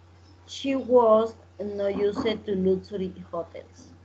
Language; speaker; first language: English; non-native, learner; Spanish